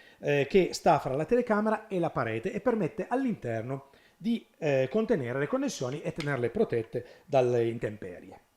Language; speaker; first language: Italian; native; Italian